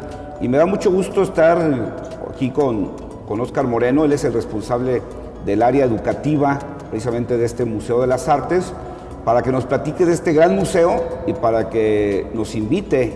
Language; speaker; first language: Spanish; native; Spanish